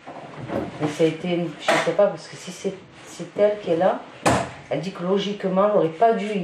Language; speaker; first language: French; native; French